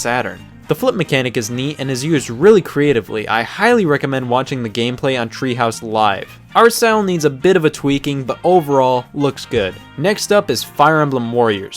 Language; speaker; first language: English; native; English